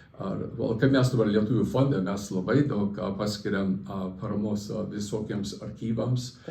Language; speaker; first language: Lithuanian; early bilingual, heritage; Lithuanian